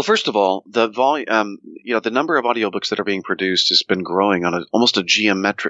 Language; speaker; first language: English; native; English